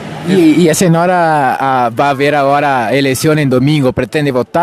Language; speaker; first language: Spanish; non-native, learner; Portuguese